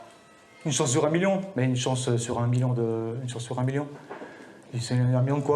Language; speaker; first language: French; native; French